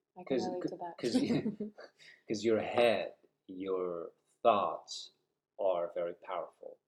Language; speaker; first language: English; non-native, fluent; Uzbek